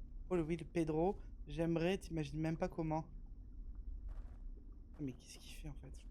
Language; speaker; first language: French; native; French